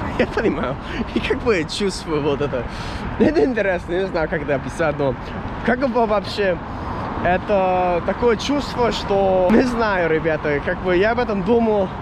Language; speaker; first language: Russian; non-native, learner; English